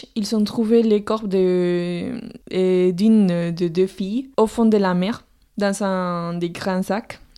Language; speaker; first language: French; non-native, fluent; Spanish